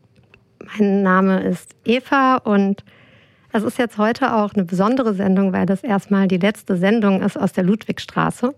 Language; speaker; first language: German; native; German